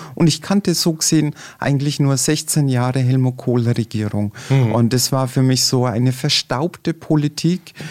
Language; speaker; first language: German; native; German